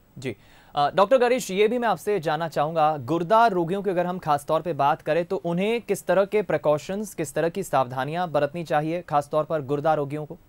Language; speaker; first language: Hindi; native; Hindi